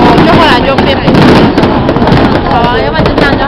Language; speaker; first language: Chinese; native; Chinese